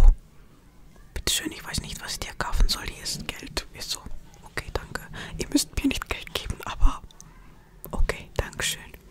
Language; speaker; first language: German; non-native, fluent; Estonian